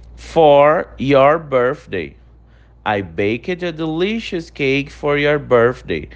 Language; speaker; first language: English; non-native, fluent; Portuguese